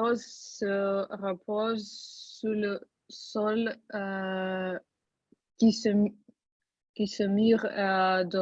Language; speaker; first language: French; non-native, learner; Russian